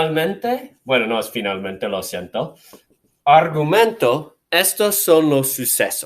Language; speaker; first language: Spanish; non-native, fluent; English